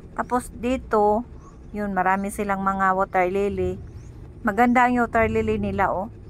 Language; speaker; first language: Filipino; non-native, local second language; Cebuano